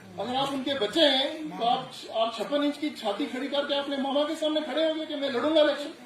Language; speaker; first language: Urdu; non-native, local second language; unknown